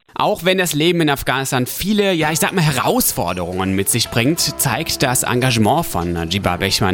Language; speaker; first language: German; native; German